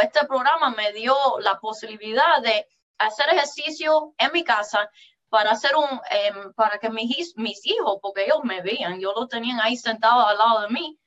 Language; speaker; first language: Spanish; early bilingual, heritage; English